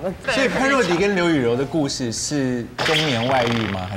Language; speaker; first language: Chinese; native; Chinese